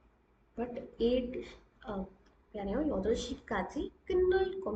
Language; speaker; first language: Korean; non-native, fluent; Hindi